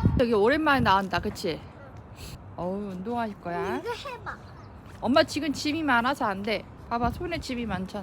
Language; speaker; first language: Korean; native; Korean